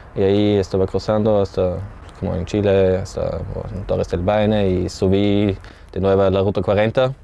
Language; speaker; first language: Spanish; non-native, learner; German